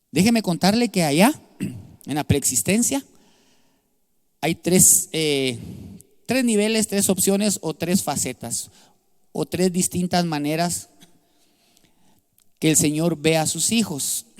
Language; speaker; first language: Spanish; native; Spanish